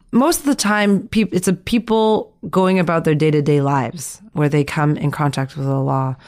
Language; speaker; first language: English; early bilingual, other home language; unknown